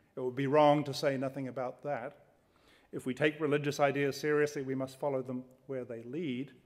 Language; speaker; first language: English; native; English